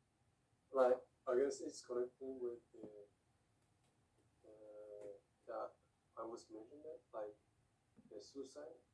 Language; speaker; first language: English; non-native, learner; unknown